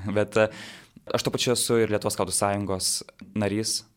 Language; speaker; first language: Lithuanian; native; Lithuanian